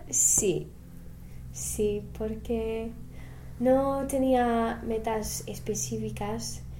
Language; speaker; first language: Spanish; non-native, learner; English